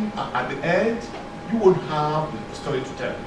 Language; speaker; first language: English; non-native, learner; French